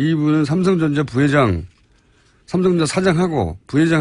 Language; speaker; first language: Korean; native; Korean